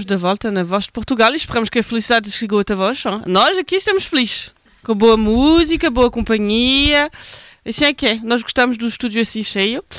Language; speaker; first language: Portuguese; early bilingual, heritage; Portuguese